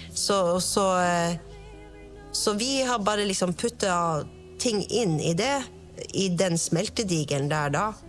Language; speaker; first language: Norwegian; native; Norwegian